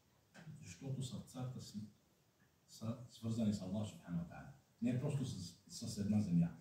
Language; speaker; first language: Bulgarian; non-native, fluent; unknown